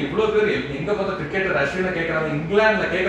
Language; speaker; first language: Tamil; native; Tamil